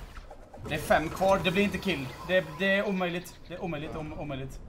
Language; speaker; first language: Swedish; native; Swedish